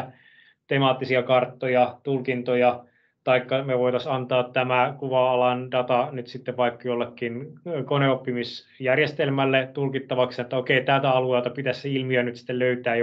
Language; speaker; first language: Finnish; native; Finnish